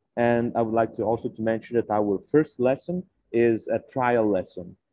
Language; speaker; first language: English; non-native, fluent; Lithuanian